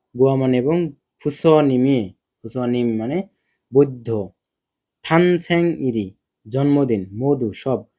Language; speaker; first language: Bangla; native; Bangla